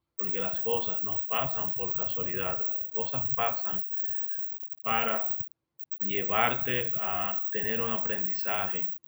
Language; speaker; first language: Spanish; native; Spanish